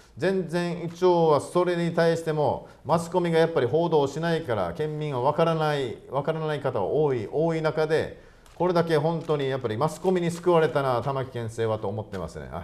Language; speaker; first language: Japanese; native; Japanese